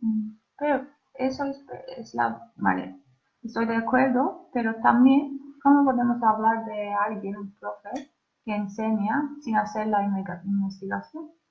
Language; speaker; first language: Spanish; non-native, learner; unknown